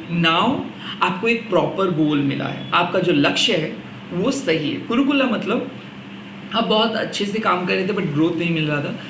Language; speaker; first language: Hindi; non-native, local second language; Bangla